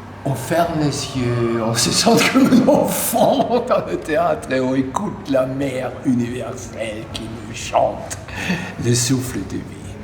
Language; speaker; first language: French; non-native, learner; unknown